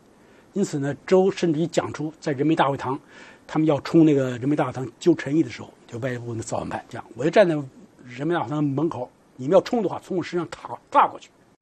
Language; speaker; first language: Chinese; native; Chinese